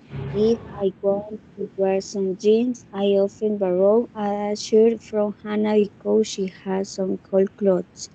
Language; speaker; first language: English; non-native, learner; Spanish